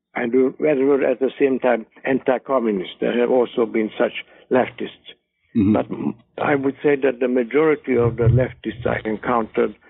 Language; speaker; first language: English; non-native, fluent; Hungarian